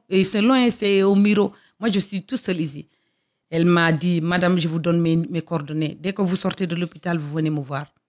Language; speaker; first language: French; non-native, local second language; Fula